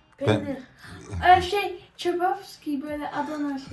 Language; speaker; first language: Turkish; early bilingual, heritage; Turkish